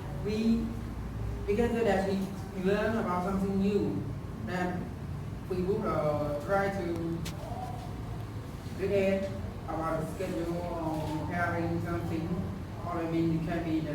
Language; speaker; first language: English; non-native, learner; Khmer